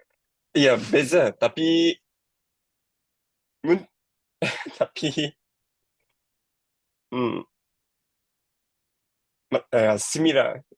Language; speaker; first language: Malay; non-native, learner; Japanese